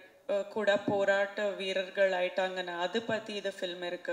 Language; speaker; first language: Tamil; non-native, fluent; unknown